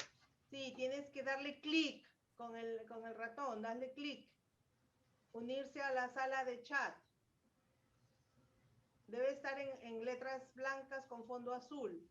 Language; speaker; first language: Spanish; native; Spanish